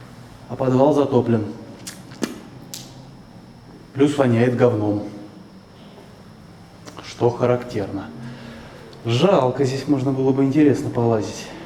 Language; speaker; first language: Russian; native; Russian